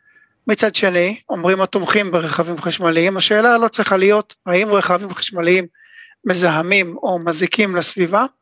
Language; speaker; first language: Hebrew; native; Hebrew